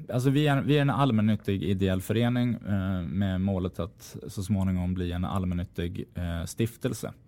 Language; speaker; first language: Swedish; native; Swedish